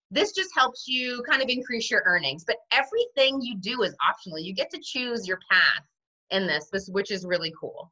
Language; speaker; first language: English; native; English